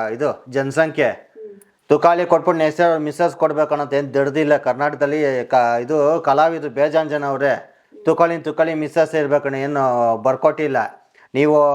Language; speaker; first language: Kannada; native; Kannada